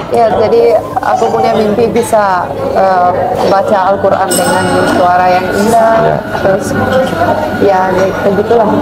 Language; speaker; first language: Indonesian; non-native, fluent; Finnish